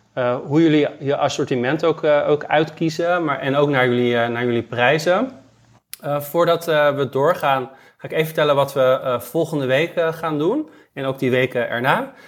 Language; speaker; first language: Dutch; native; Dutch